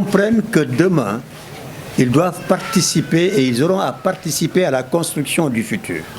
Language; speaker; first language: French; non-native, local second language; Wolof